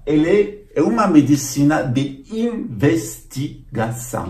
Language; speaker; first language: Portuguese; non-native, fluent; French